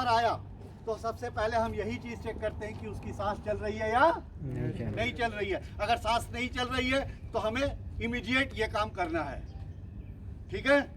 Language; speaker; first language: Hindi; native; Hindi